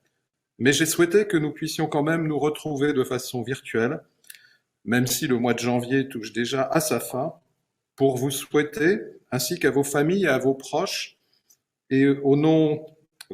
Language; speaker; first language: French; native; French